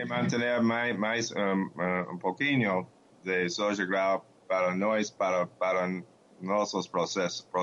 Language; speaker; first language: Portuguese; non-native, fluent; English